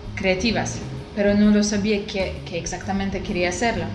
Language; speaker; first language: Spanish; non-native, learner; Russian